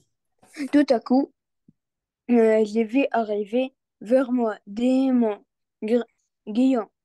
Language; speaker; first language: French; non-native, learner; Arabic